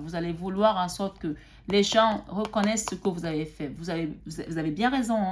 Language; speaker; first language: French; native; French